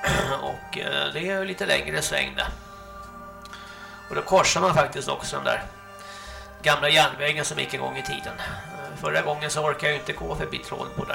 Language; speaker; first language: Swedish; native; Swedish